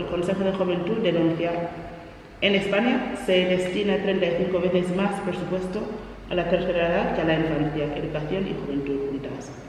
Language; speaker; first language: Spanish; non-native, fluent; English